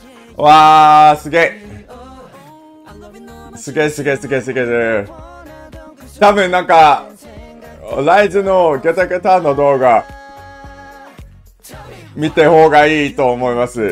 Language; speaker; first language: Japanese; non-native, learner; English